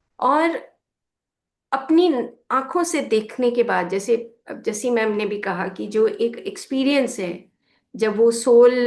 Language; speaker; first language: Hindi; native; Hindi